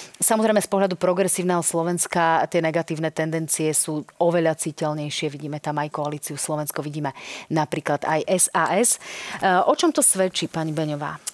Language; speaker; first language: Slovak; native; Slovak